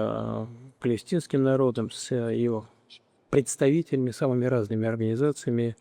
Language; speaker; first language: Russian; native; Russian